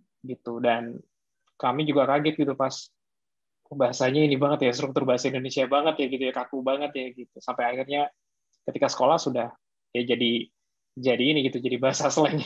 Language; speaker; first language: Indonesian; native; Indonesian